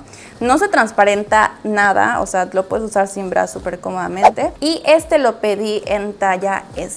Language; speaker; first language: Spanish; native; Spanish